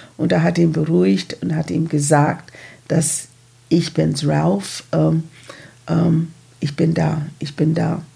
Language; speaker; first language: German; non-native, fluent; English